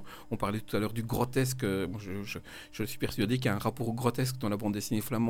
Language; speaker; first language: French; native; French